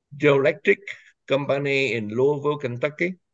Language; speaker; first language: English; non-native, fluent; Vietnamese